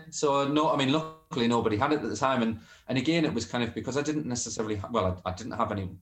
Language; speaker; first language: English; native; English